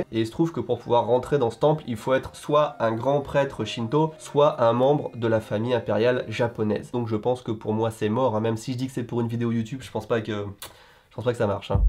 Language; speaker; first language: French; native; French